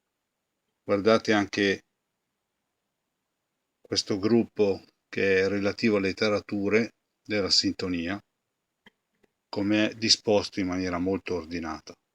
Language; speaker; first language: Italian; native; Italian